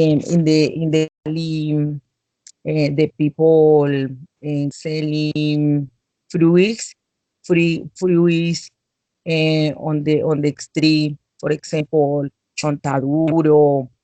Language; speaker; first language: English; non-native, learner; Spanish